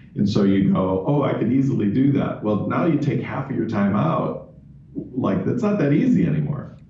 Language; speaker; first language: English; native; English